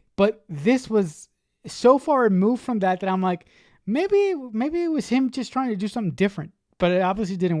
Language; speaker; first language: English; native; English